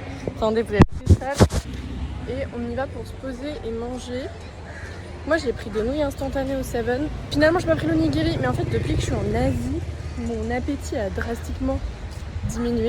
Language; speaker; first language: French; native; French